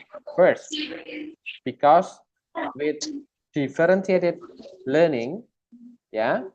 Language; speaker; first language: English; non-native, fluent; Indonesian